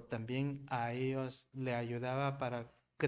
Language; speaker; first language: Spanish; non-native, learner; Korean